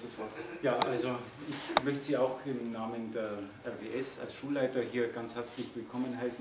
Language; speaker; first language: German; native; German